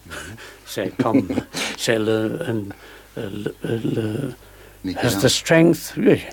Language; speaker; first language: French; non-native, learner; English